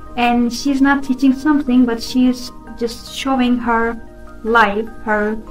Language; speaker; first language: English; non-native, learner; Turkish